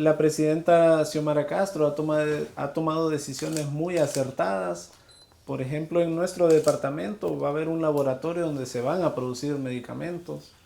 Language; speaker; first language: Spanish; native; Spanish